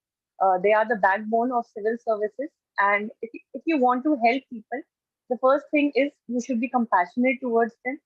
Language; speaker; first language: English; non-native, local second language; Hindi